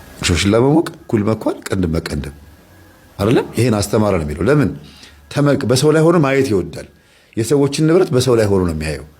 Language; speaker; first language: Amharic; native; Amharic